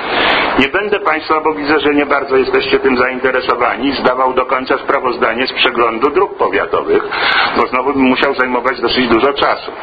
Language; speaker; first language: Polish; native; Polish